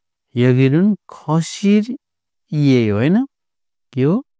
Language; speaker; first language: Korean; non-native, fluent; Nepali